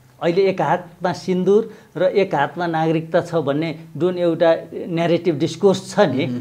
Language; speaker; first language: Nepali; native; Nepali